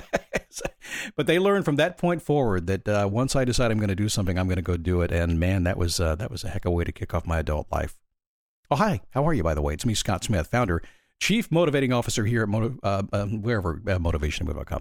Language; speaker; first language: English; native; English